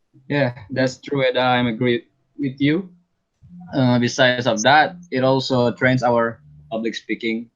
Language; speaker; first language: English; non-native, learner; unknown